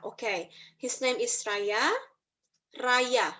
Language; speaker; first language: English; non-native, fluent; Indonesian